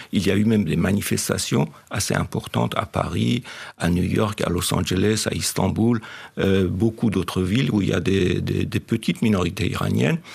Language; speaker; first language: French; non-native, fluent; Persian